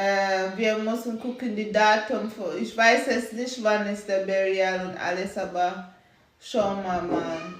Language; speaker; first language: German; non-native, learner; English